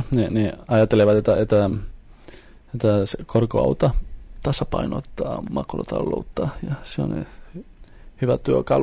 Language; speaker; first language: Finnish; non-native, fluent; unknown